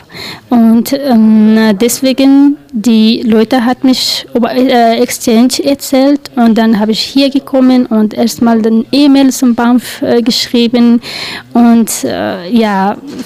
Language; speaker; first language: German; non-native, learner; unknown